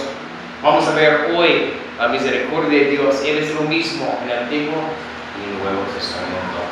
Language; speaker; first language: Spanish; non-native, fluent; English